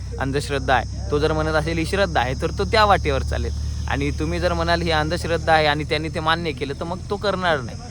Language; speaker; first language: Marathi; non-native, local second language; Lambadi